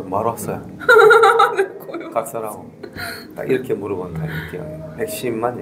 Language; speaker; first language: Korean; native; Korean